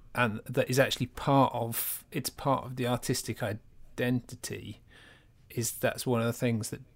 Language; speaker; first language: English; native; English